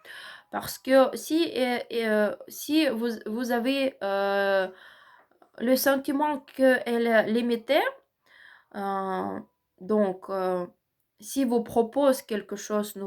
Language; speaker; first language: French; non-native, learner; Ukrainian